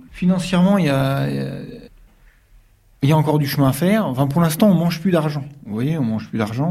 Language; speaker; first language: French; native; French